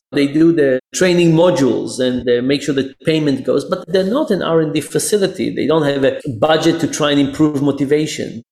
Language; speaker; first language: English; non-native, fluent; Hebrew